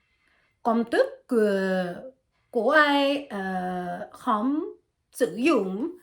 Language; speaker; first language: Vietnamese; non-native, learner; French